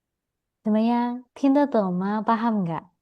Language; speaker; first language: Chinese; non-native, fluent; Indonesian